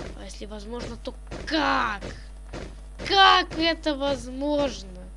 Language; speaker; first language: Russian; native; Russian